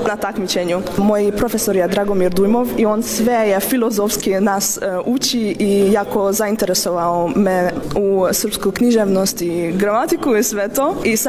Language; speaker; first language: Serbian; non-native, learner; Hungarian